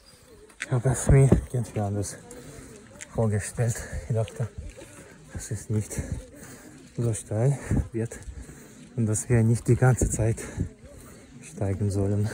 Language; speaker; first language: German; non-native, fluent; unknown